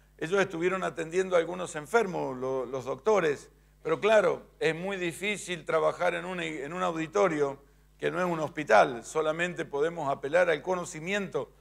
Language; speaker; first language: Spanish; native; Spanish